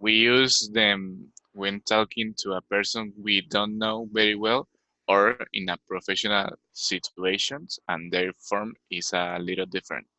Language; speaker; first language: English; non-native, learner; Spanish